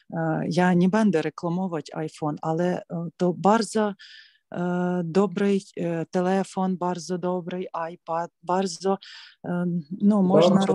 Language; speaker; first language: Polish; non-native, learner; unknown